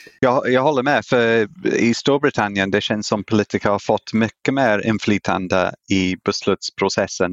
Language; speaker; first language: Swedish; non-native, fluent; English